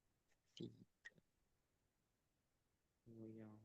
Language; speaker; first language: Chinese; non-native, learner; Indonesian